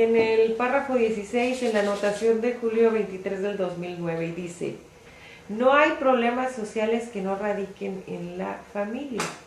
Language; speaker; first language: Spanish; native; Spanish